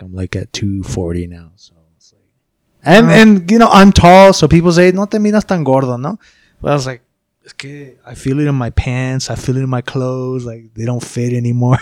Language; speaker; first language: English; early bilingual, other home language; Spanish